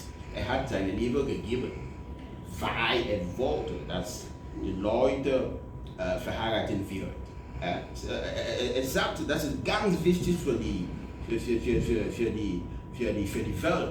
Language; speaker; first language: German; non-native, learner; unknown